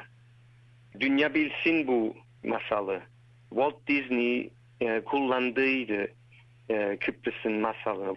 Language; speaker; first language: Turkish; early bilingual, heritage; Turkish